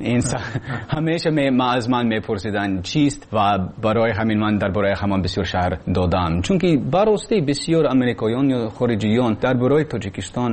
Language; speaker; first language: Persian; non-native, learner; English